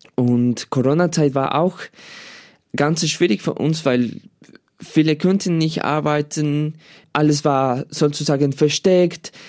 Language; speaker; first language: German; non-native, learner; Spanish